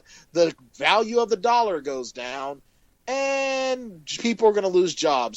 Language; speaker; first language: English; native; English